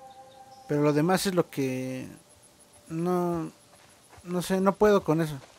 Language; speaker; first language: Spanish; native; Spanish